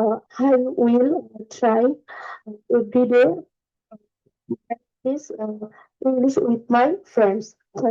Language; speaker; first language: English; non-native, learner; Bangla